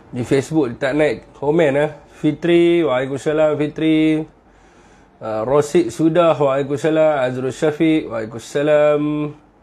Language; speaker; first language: Malay; native; Malay